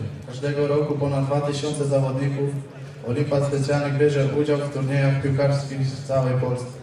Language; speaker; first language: Polish; native; Polish